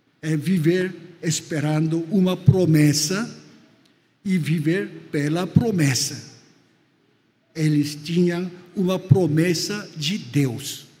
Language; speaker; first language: Portuguese; non-native, fluent; Korean